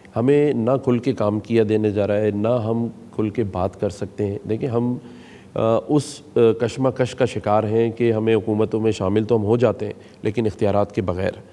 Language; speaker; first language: Urdu; native; Urdu